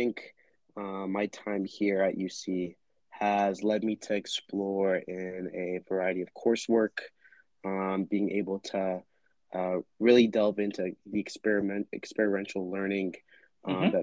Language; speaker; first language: English; native; English